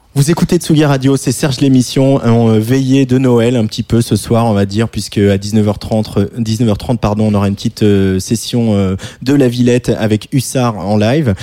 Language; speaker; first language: French; native; French